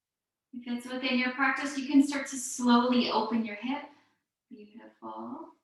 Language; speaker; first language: English; native; English